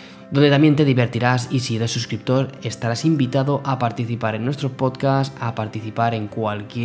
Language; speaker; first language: Spanish; native; Spanish